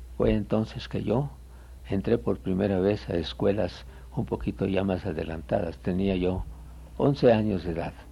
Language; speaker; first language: Spanish; native; Spanish